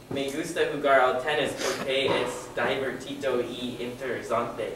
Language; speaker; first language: Spanish; non-native, learner; English